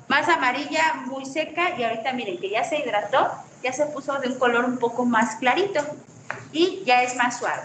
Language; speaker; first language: Spanish; native; Spanish